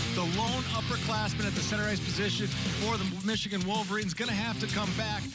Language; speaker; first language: English; native; English